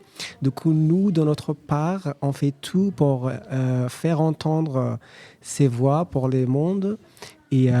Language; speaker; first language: French; non-native, learner; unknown